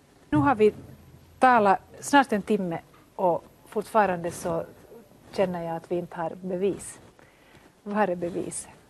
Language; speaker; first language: Swedish; native; Swedish